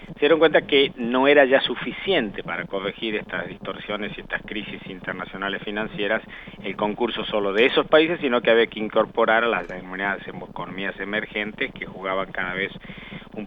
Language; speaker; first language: Spanish; native; Spanish